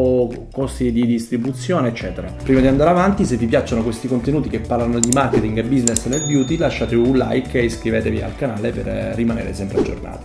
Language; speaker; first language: Italian; native; Italian